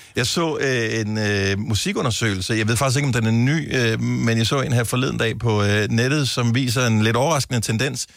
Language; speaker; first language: Danish; native; Danish